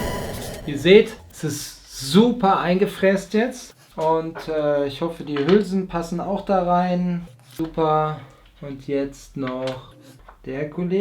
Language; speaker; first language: German; native; German